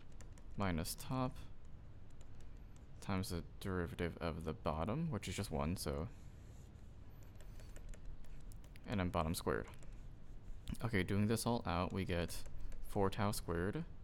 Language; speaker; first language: English; native; English